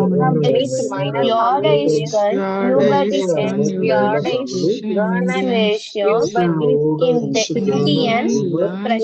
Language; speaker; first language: German; non-native, learner; Tamil